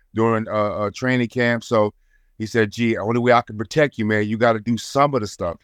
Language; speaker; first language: English; native; English